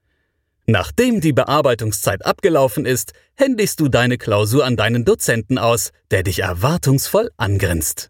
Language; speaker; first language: German; native; German